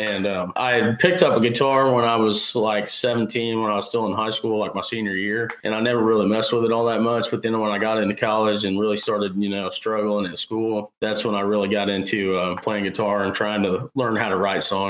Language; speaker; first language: English; native; English